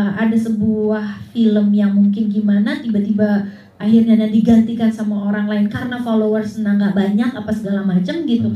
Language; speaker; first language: Indonesian; early bilingual, heritage; Indonesian